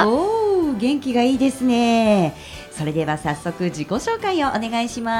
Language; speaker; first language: Japanese; native; Japanese